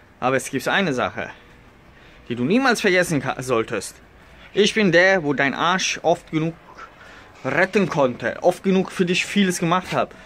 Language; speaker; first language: German; early bilingual, other home language; Italian